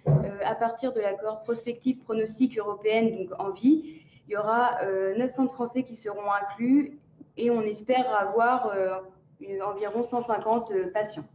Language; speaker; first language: French; native; French